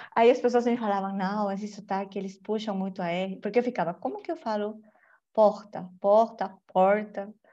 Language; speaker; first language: Portuguese; non-native, fluent; Spanish